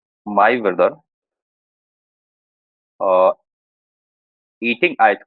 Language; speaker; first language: English; non-native, learner; Hindi